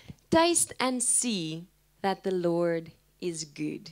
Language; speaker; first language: English; non-native, local second language; Afrikaans